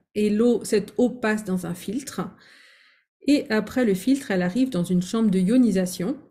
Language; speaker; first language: French; native; French